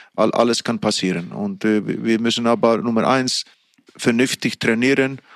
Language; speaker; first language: German; non-native, fluent; Icelandic